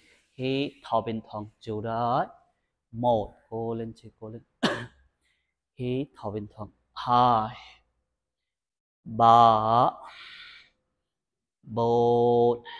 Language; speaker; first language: Vietnamese; non-native, learner; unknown